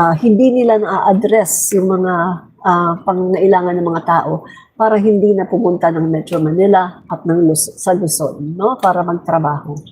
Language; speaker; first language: Filipino; non-native, local second language; Cebuano